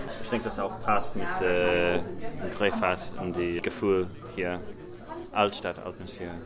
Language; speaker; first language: German; non-native, learner; English